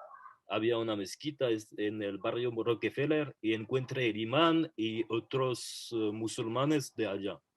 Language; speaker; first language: Spanish; non-native, fluent; French